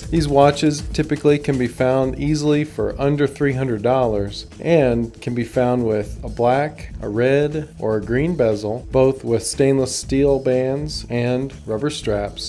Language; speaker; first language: English; native; English